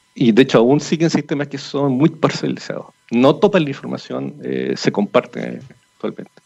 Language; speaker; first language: Spanish; native; Spanish